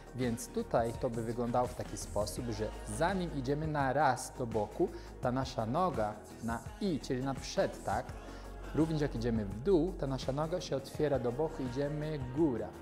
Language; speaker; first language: Polish; non-native, fluent; Portuguese